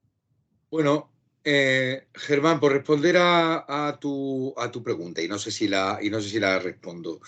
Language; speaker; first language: Spanish; native; Spanish